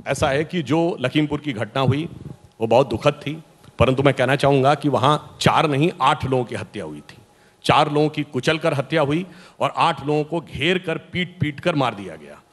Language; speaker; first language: Hindi; native; Hindi